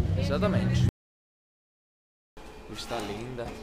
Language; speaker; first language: Portuguese; non-native, learner; Greek